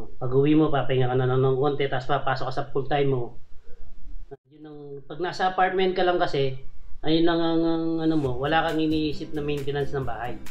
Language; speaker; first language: Filipino; non-native, local second language; Cebuano